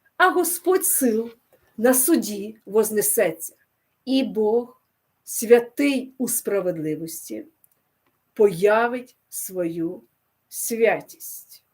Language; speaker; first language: Ukrainian; non-native, local second language; Russian